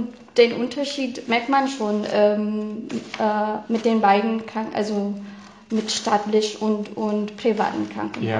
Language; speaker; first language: German; non-native, fluent; Filipino